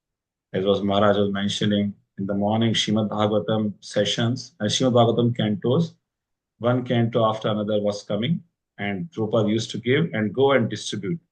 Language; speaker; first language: English; non-native, local second language; Hindi